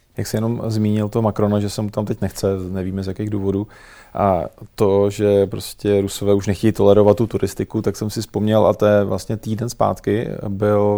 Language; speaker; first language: Czech; native; Czech